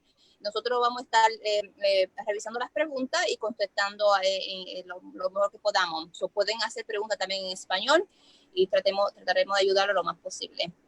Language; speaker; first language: Spanish; early bilingual, other home language; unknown